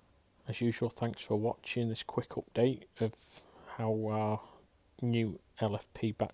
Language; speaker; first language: English; native; English